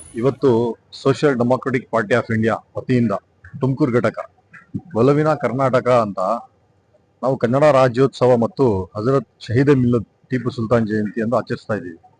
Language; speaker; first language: Kannada; non-native, local second language; Urdu